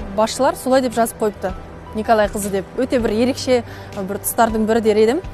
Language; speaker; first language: Kazakh; non-native, local second language; Russian